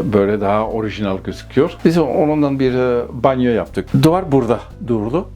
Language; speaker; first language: Turkish; non-native, fluent; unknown